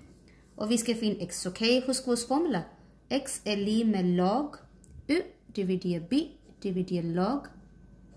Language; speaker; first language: Danish; non-native, fluent; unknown